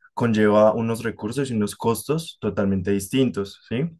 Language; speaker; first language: Spanish; native; Spanish